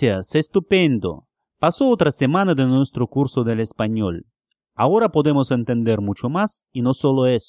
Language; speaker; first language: Spanish; non-native, fluent; Russian